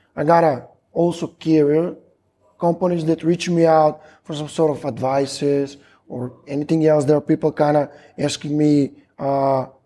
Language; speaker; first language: English; non-native, fluent; Macedonian